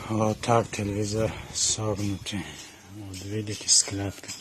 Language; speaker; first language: Russian; non-native, local second language; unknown